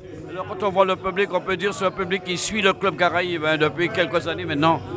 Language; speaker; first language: French; native; French